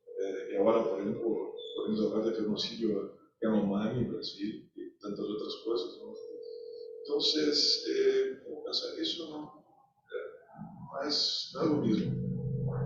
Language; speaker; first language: Spanish; non-native, fluent; Portuguese